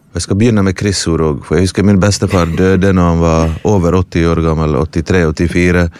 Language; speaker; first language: Norwegian; early bilingual, other home language; Bosnian